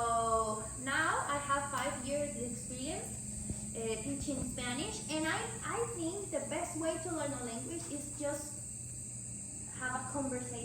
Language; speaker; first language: English; non-native, learner; Spanish